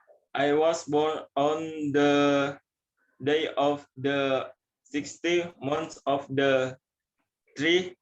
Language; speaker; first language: English; non-native, learner; Indonesian